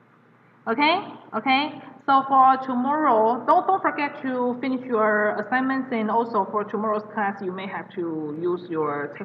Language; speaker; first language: English; non-native, fluent; Chinese